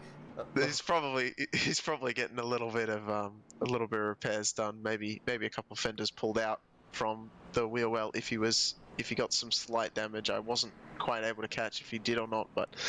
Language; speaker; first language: English; native; English